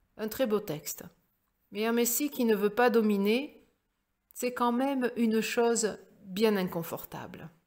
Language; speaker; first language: French; native; French